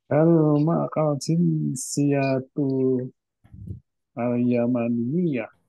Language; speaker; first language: Arabic; non-native, learner; Indonesian